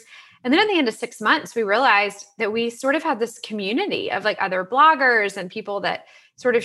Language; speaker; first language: English; native; English